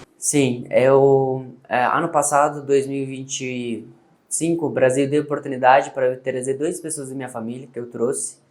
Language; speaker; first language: Portuguese; non-native, learner; Persian